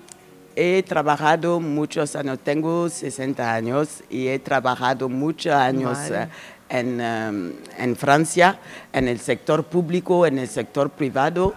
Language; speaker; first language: Spanish; non-native, learner; French